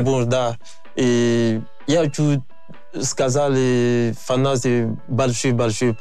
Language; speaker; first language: Russian; non-native, learner; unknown